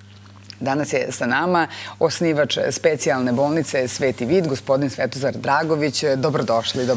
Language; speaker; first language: Bosnian; native; Bosnian